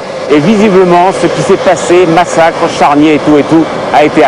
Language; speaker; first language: French; native; French